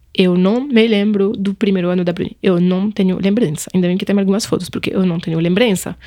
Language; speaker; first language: Portuguese; non-native, fluent; French